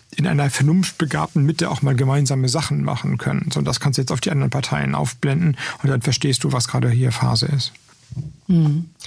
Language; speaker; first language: German; native; German